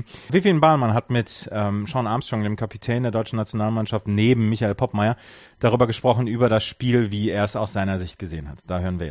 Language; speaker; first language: German; native; German